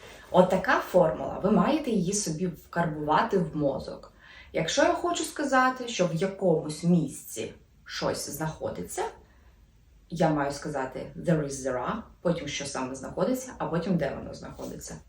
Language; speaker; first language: Ukrainian; native; Ukrainian